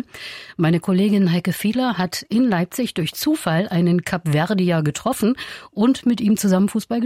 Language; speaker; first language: German; native; German